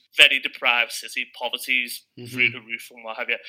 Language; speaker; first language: English; native; English